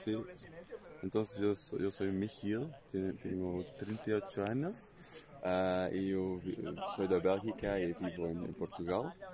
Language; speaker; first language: Spanish; non-native, fluent; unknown